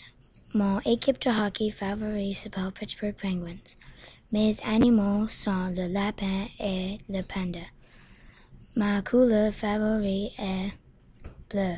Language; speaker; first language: French; non-native, learner; English